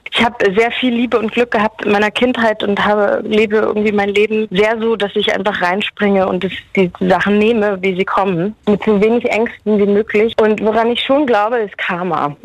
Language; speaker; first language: German; early bilingual, other home language; Hungarian